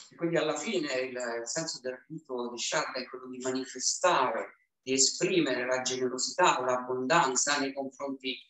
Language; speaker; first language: Italian; native; Italian